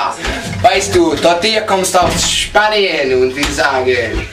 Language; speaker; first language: German; non-native, learner; Hungarian